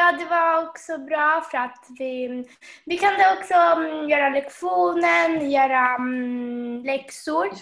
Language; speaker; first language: Swedish; early bilingual, heritage; Swedish